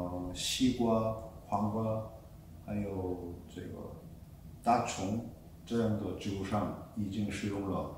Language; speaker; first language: Chinese; non-native, fluent; Korean